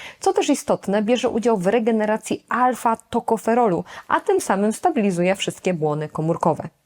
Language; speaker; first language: Polish; native; Polish